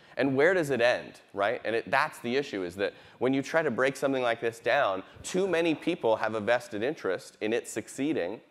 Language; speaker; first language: English; native; English